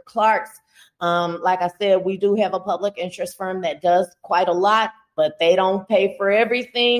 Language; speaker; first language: English; native; English